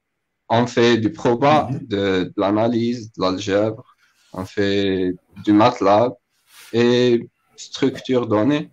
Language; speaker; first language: French; non-native, local second language; Arabic